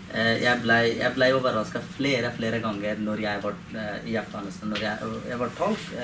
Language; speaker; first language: Norwegian; non-native, fluent; Persian